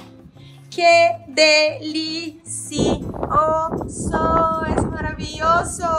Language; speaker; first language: Spanish; non-native, learner; Portuguese